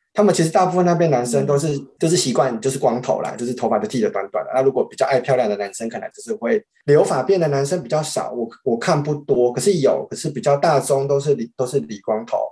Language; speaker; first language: Chinese; native; Chinese